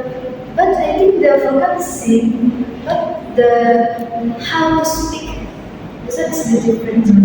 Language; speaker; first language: English; non-native, learner; Indonesian